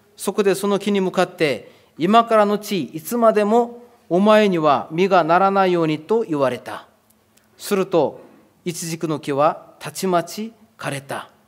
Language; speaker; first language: Japanese; non-native, fluent; Korean